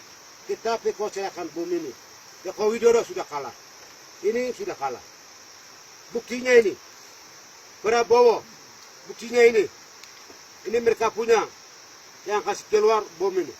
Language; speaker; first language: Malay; non-native, local second language; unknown